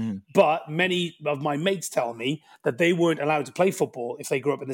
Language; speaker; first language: English; native; English